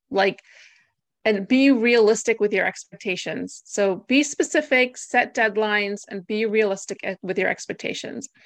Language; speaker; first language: English; native; English